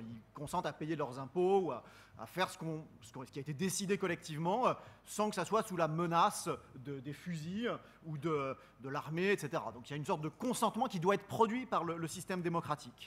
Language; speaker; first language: French; native; French